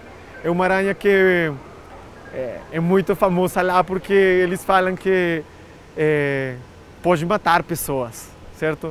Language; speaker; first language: Portuguese; non-native, fluent; Spanish